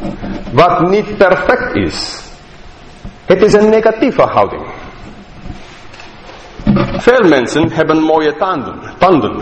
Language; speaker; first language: Dutch; non-native, fluent; English